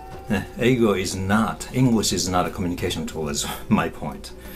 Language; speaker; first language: English; non-native, fluent; Japanese